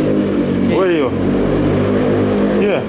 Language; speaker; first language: English; non-native, learner; Russian